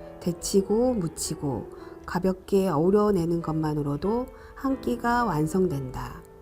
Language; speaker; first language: Korean; native; Korean